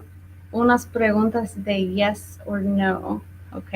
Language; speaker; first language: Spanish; non-native, fluent; English